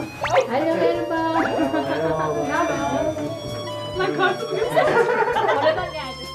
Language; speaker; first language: Turkish; non-native, fluent; Korean